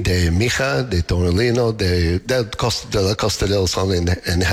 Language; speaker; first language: Spanish; non-native, learner; English